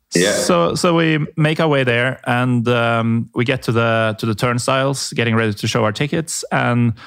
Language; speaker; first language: English; non-native, fluent; Norwegian